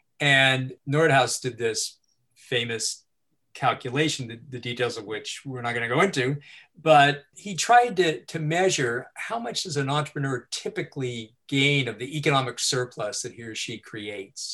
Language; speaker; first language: English; native; English